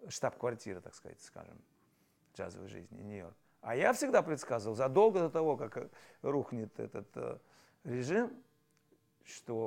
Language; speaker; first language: Russian; native; Russian